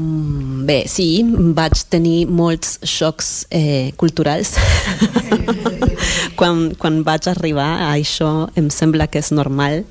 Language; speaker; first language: Catalan; non-native, fluent; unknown